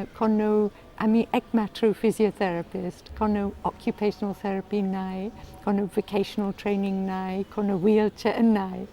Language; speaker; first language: Bangla; non-native, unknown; English